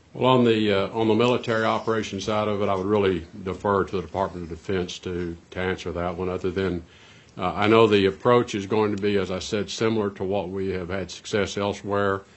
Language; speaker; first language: English; native; English